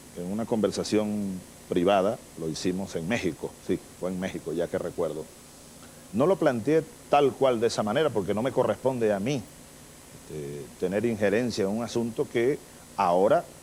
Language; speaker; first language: Spanish; native; Spanish